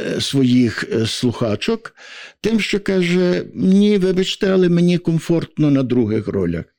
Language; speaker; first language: Ukrainian; native; Ukrainian